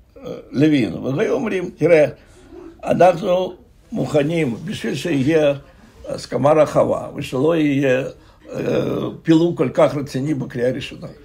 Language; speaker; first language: Hebrew; non-native, fluent; Russian